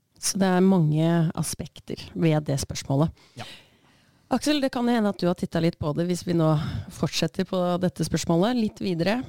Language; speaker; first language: Norwegian; native; Norwegian